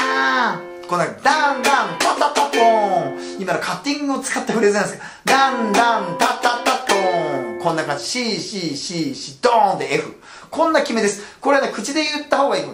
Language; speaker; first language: Japanese; native; Japanese